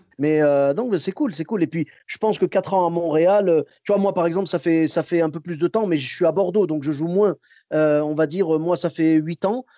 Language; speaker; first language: French; early bilingual, other home language; Arabic